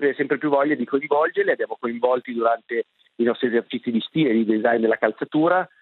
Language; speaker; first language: Italian; native; Italian